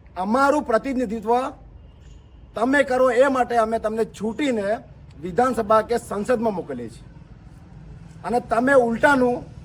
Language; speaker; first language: Gujarati; non-native, local second language; Bhili